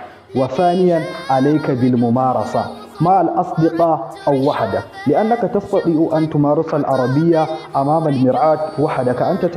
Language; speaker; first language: Arabic; non-native, fluent; Hausa